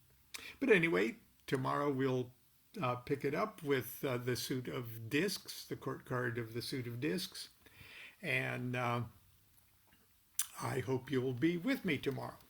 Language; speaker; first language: English; native; English